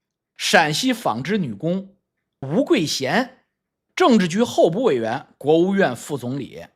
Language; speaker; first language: Chinese; native; Chinese